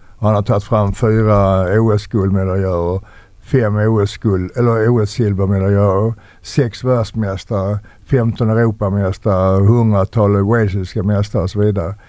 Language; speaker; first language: Swedish; native; Swedish